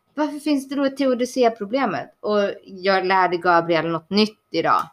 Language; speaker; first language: Swedish; early bilingual, other home language; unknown